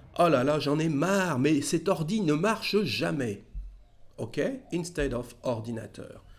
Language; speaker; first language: French; native; French